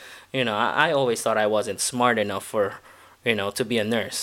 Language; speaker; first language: English; non-native, local second language; Filipino